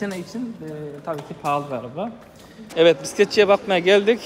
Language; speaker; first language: Turkish; native; Turkish